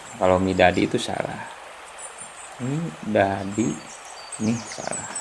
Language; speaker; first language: Indonesian; native; Indonesian